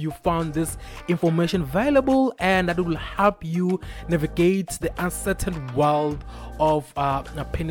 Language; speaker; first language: English; non-native, local second language; Swati